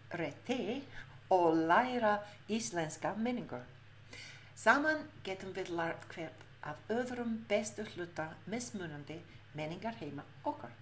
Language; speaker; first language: Icelandic; non-native, learner; English